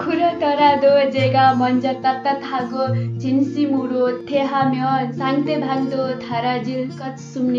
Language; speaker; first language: Korean; non-native, learner; Nepali